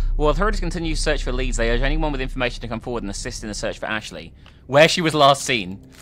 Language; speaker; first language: English; native; English